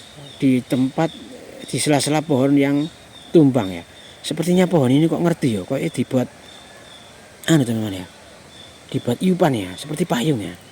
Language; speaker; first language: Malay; non-native, local second language; Javanese